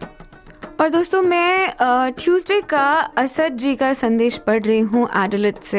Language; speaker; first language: Hindi; native; Hindi